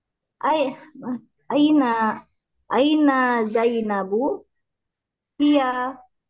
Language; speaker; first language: Arabic; non-native, learner; Indonesian